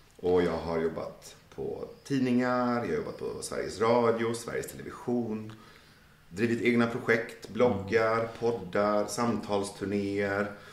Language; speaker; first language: Swedish; early bilingual, other home language; Persian